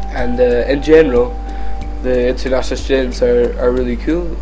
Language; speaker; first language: English; native; English